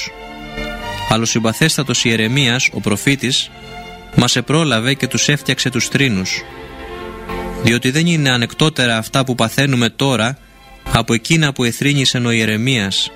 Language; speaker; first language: Greek; native; Greek